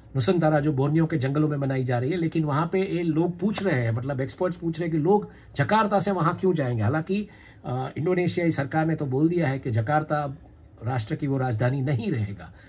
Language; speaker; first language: Hindi; non-native, local second language; Gujarati